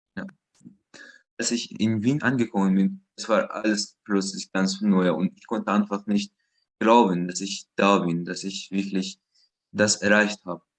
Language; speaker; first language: German; non-native, learner; Persian